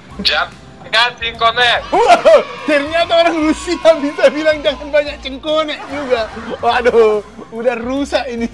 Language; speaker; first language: Indonesian; native; Indonesian